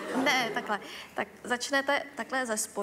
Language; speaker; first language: Czech; early bilingual, other home language; Vietnamese